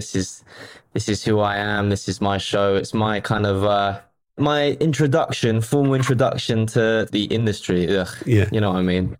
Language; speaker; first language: English; native; English